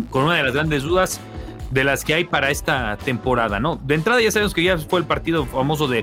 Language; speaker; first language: Spanish; native; Spanish